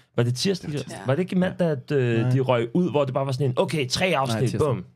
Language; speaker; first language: Danish; native; Danish